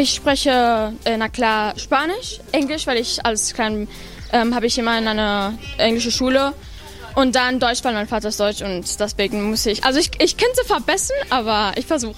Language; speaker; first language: German; early bilingual, heritage; Spanish